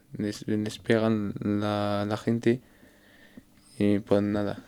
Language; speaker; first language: Spanish; non-native, learner; Arabic